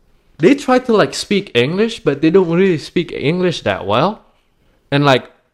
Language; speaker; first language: English; non-native, fluent; Indonesian